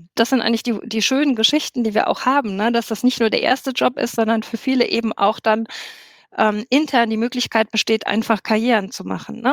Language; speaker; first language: German; native; German